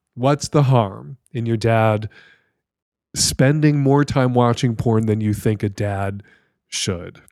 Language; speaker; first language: English; native; English